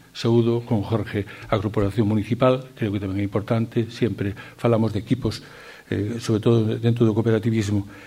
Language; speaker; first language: Galician; native; Galician